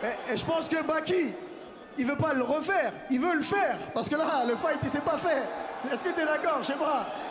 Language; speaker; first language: French; native; French